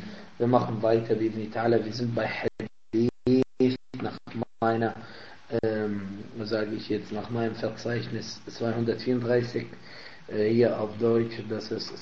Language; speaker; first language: German; non-native, fluent; Arabic